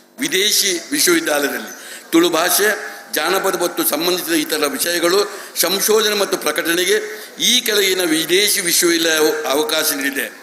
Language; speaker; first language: Kannada; non-native, local second language; Tulu